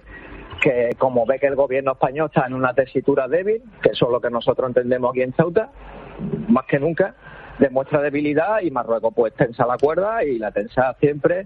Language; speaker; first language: Spanish; native; Spanish